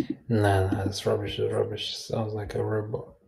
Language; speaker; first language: English; early bilingual, heritage; Arabic